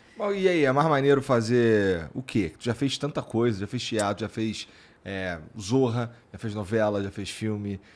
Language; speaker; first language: Portuguese; native; Portuguese